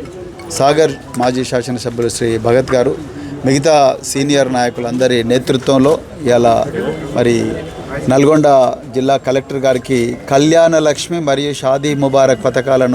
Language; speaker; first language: Telugu; native; Telugu